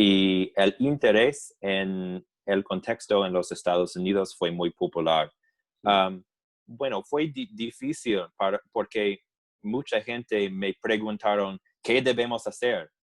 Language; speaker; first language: Spanish; non-native, fluent; English